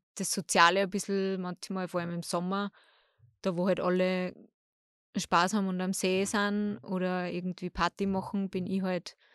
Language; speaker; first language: German; native; German